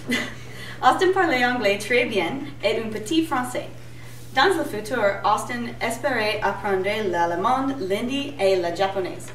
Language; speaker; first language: French; non-native, learner; English